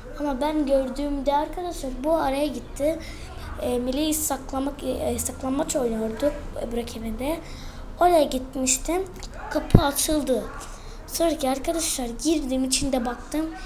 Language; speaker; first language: Turkish; early bilingual, heritage; Turkish